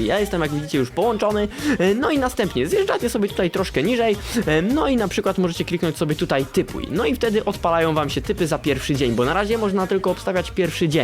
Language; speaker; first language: Polish; native; Polish